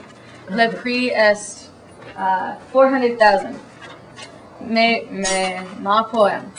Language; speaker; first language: French; non-native, learner; English